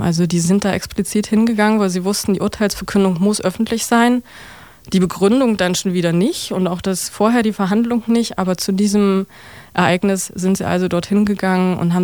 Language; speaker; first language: German; native; German